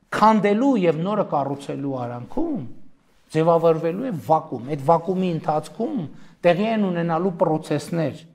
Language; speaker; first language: Armenian; native; Armenian